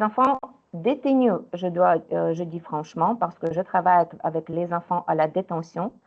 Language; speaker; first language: French; non-native, fluent; Ukrainian